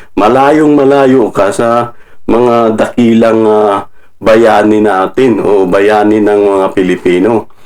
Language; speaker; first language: Filipino; non-native, local second language; Cebuano